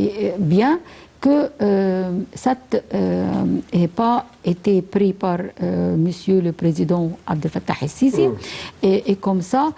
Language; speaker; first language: French; non-native, fluent; Arabic